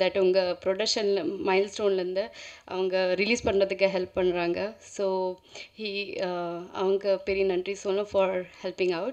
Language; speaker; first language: Tamil; non-native, learner; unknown